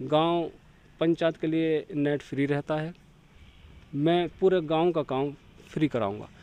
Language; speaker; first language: Hindi; native; Hindi